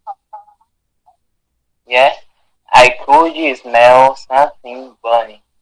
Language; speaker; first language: English; non-native, learner; Portuguese